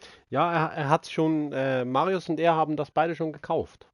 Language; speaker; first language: German; native; German